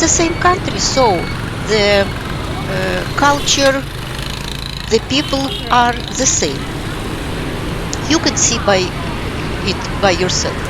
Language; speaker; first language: English; non-native, fluent; Russian